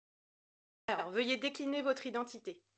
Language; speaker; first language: French; native; French